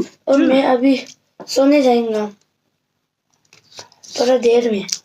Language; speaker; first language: Hindi; non-native, local second language; Tibetan